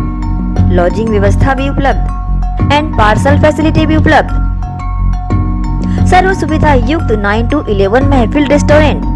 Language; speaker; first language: Hindi; native; Hindi